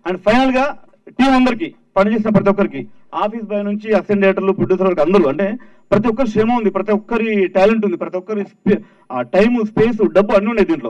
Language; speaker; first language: Telugu; native; Telugu